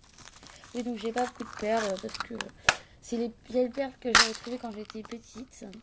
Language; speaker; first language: French; native; French